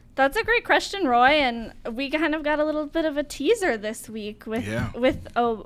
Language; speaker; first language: English; native; English